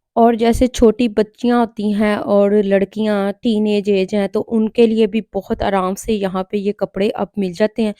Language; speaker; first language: Urdu; non-native, local second language; Punjabi